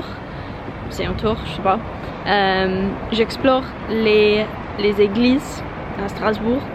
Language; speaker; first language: French; non-native, learner; English